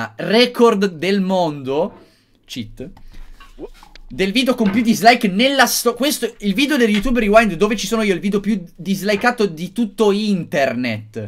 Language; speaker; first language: Italian; native; Italian